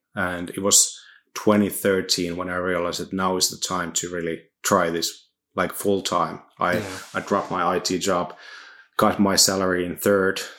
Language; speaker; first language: English; non-native, fluent; Finnish